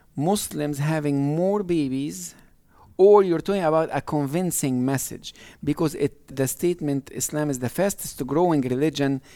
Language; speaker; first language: English; non-native, fluent; Arabic